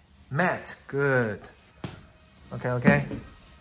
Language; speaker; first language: English; non-native, fluent; Chinese